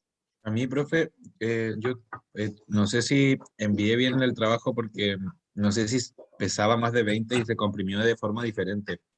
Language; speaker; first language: Spanish; native; Spanish